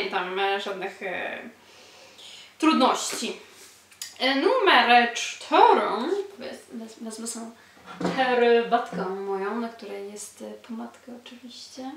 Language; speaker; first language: Polish; early bilingual, heritage; Polish